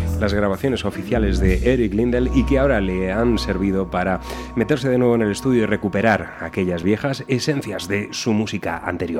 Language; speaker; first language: Spanish; native; Spanish